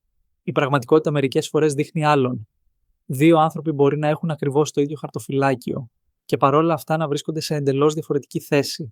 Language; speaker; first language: Greek; native; Greek